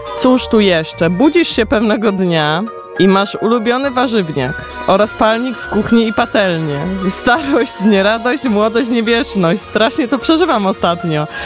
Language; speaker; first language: Polish; native; Polish